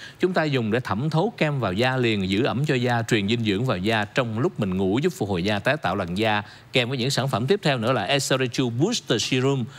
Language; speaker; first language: Vietnamese; native; Vietnamese